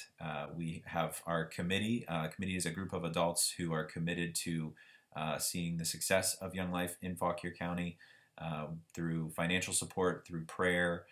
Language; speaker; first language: English; native; English